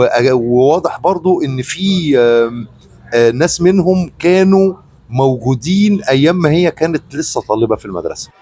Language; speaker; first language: Arabic; native; Arabic